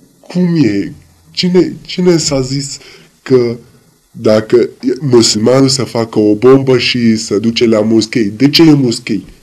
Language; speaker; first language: Romanian; non-native, learner; Arabic